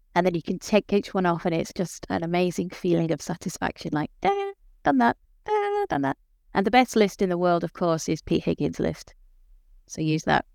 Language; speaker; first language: English; native; English